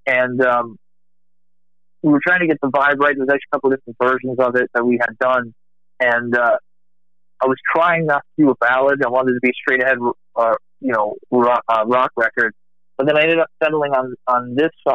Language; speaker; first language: English; native; English